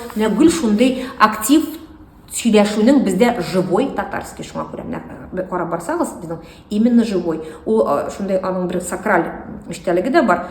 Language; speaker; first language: Tatar; native; Tatar